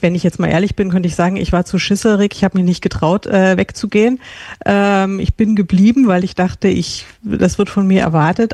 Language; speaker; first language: German; native; German